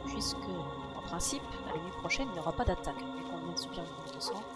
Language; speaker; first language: French; native; French